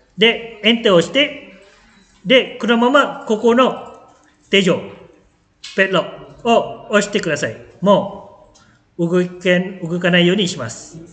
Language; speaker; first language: Japanese; non-native, fluent; Malay